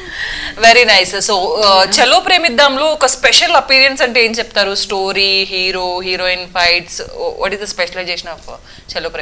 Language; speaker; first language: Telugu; native; Telugu